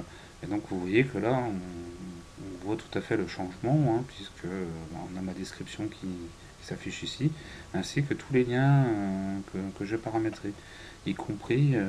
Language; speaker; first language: French; native; French